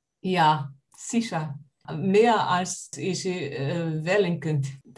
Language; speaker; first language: German; non-native, learner; Portuguese